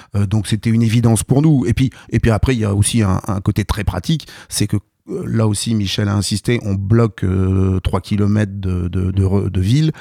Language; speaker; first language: French; native; French